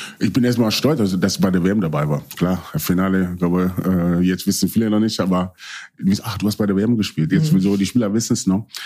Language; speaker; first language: German; early bilingual, other home language; Akan